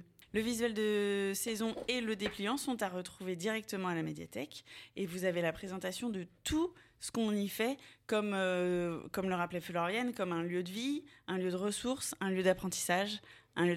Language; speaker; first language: French; native; French